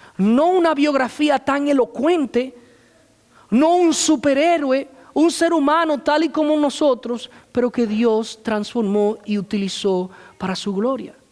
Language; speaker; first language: Spanish; native; Spanish